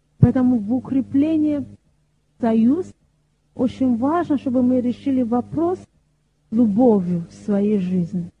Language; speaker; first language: Russian; non-native, fluent; Yoruba